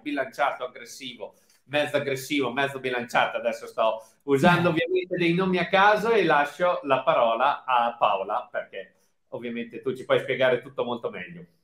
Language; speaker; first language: Italian; native; Italian